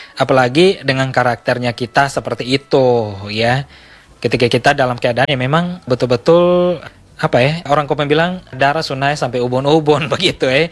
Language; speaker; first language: Indonesian; native; Indonesian